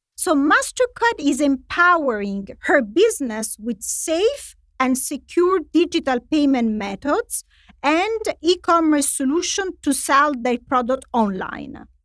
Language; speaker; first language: English; non-native, fluent; Italian